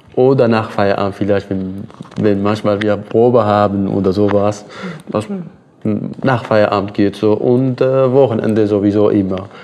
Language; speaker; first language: German; non-native, learner; Arabic